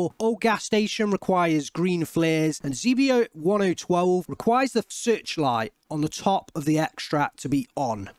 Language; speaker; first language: English; native; English